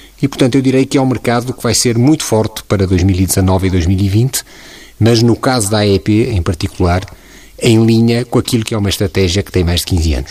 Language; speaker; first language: Portuguese; native; Portuguese